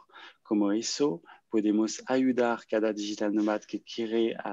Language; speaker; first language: Spanish; non-native, learner; French